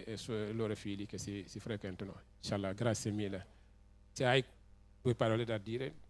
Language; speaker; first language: Italian; non-native, fluent; Wolof